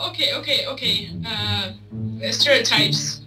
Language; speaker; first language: English; non-native, learner; Russian